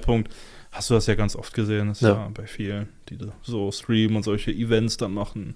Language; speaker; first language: German; native; German